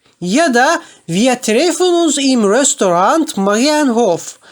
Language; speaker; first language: German; non-native, fluent; Turkish